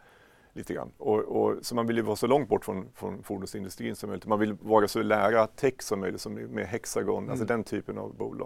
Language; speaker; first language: Swedish; native; Swedish